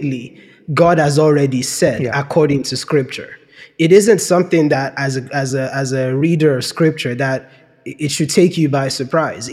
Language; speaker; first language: English; non-native, local second language; Yoruba